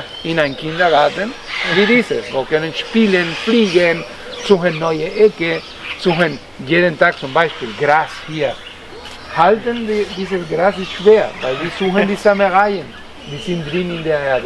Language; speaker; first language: German; non-native, fluent; Spanish